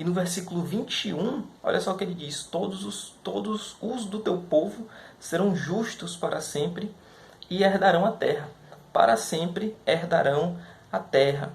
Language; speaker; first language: Portuguese; native; Portuguese